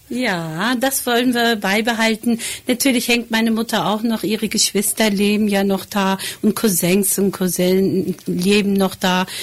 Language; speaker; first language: German; early bilingual, other home language; Turkish